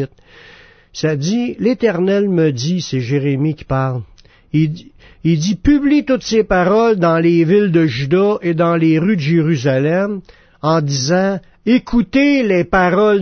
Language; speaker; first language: French; native; French